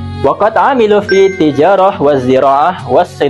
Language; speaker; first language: Arabic; non-native, learner; Malay